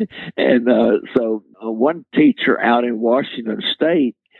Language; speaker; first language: English; native; English